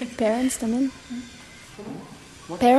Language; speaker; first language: Spanish; non-native, learner; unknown